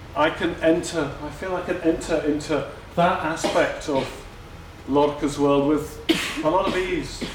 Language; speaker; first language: English; native; English